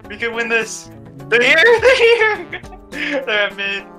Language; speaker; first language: English; native; English